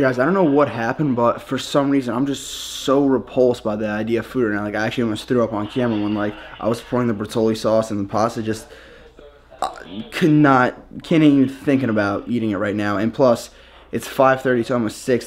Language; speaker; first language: English; early bilingual, other home language; Russian